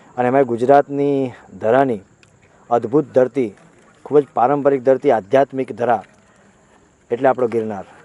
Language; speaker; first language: Gujarati; native; Gujarati